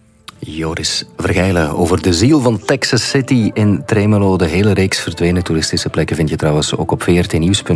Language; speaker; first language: Dutch; native; Dutch